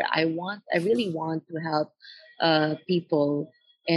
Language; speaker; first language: English; non-native, local second language; Filipino